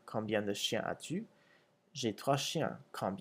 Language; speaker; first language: French; non-native, fluent; English